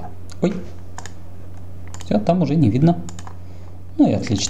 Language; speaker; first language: Russian; native; Russian